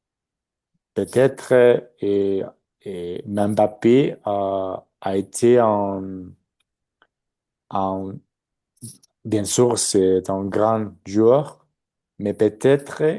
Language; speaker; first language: French; non-native, learner; Spanish